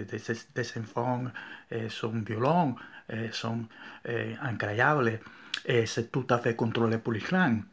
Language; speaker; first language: French; non-native, learner; Spanish